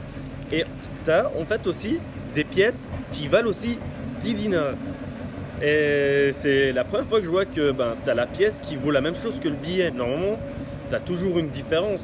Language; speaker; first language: French; native; French